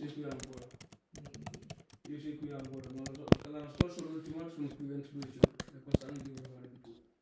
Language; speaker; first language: Italian; non-native, learner; Punjabi